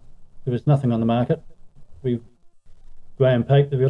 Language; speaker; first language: English; native; English